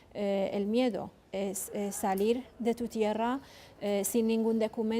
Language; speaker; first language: Spanish; non-native, fluent; Kurdish